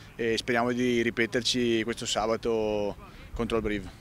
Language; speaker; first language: Italian; native; Italian